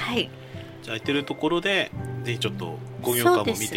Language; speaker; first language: Japanese; native; Japanese